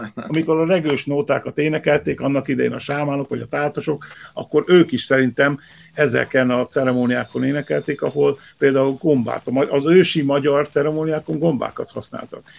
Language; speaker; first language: Hungarian; early bilingual, heritage; Hungarian